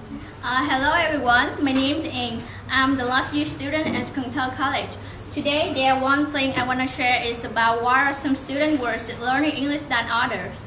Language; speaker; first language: English; non-native, learner; Vietnamese